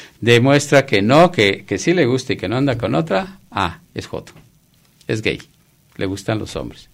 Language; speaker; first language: Spanish; native; Spanish